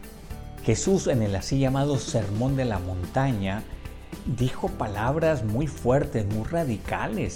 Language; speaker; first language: Spanish; native; Spanish